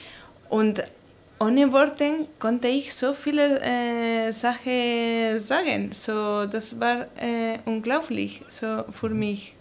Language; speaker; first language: German; non-native, learner; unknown